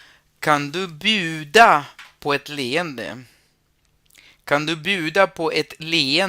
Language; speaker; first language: Swedish; non-native, fluent; Spanish